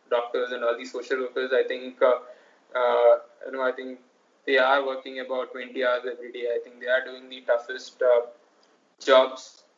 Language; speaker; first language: English; non-native, local second language; Telugu